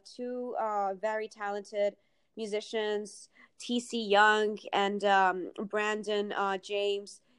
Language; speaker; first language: English; early bilingual, other home language; Italian